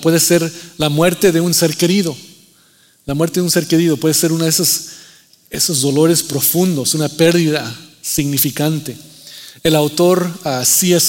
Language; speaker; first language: Spanish; early bilingual, heritage; Spanish